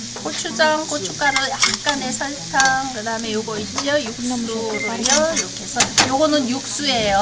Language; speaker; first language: Korean; native; Korean